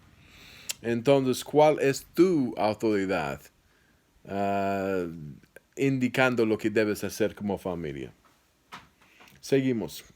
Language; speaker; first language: Spanish; non-native, fluent; English